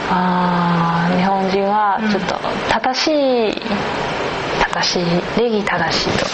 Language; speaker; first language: Japanese; non-native, learner; Chinese